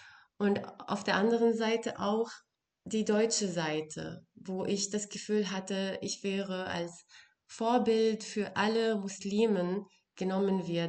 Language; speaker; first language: German; non-native, fluent; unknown